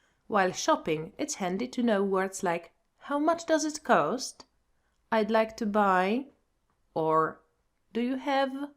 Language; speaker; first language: English; non-native, fluent; Polish